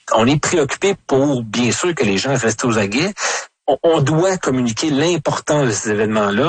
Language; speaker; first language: French; native; French